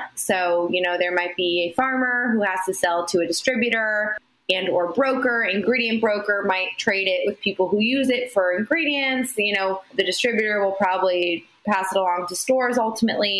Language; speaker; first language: English; native; English